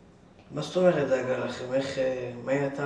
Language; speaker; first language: Hebrew; native; Hebrew